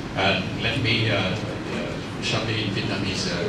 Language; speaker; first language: English; non-native, local second language; Vietnamese